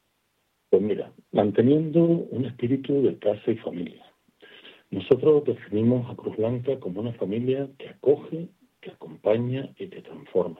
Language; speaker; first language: Spanish; native; Spanish